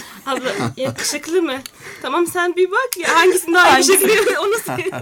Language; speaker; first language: Turkish; non-native, fluent; Arabic